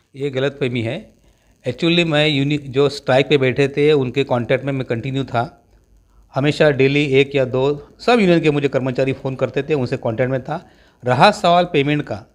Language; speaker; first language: Hindi; non-native, local second language; Marathi